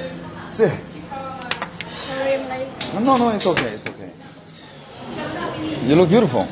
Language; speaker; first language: English; non-native, learner; Korean